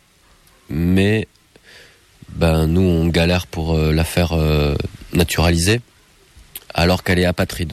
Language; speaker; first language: French; native; French